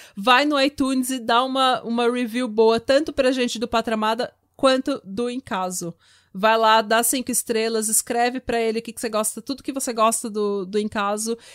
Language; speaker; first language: Portuguese; native; Portuguese